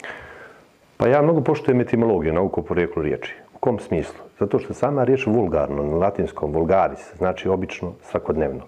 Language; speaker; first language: Serbian; native; Serbian